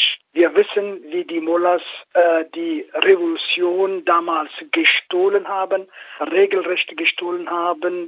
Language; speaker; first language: German; non-native, fluent; Kurdish